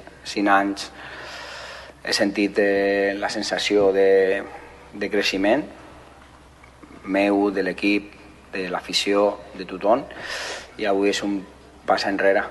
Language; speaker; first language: Catalan; non-native, learner; Spanish